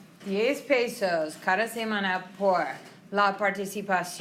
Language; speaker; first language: Spanish; non-native, fluent; English